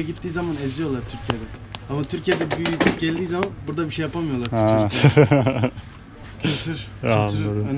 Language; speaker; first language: Turkish; early bilingual, heritage; Turkish